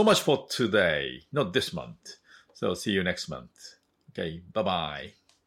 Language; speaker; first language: English; non-native, fluent; Japanese